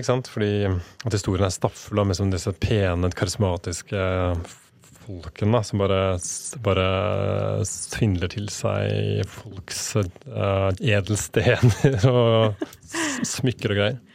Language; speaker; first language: Norwegian; native; Norwegian